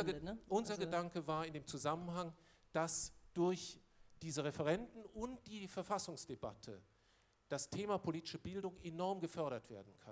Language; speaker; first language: German; non-native, local second language; Luxembourgish